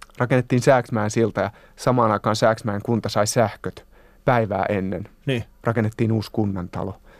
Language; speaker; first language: Finnish; native; Finnish